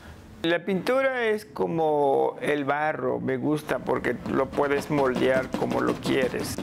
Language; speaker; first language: Spanish; non-native, local second language; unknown